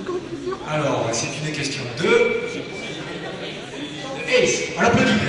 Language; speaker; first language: French; native; French